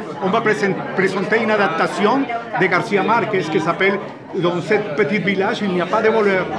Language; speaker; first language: French; non-native, fluent; Spanish